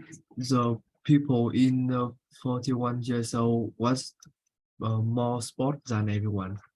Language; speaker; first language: English; non-native, learner; Vietnamese